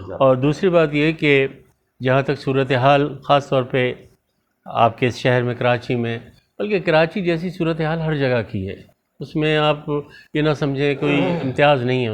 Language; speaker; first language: Urdu; native; Urdu